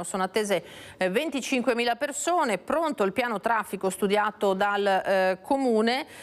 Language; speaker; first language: Italian; native; Italian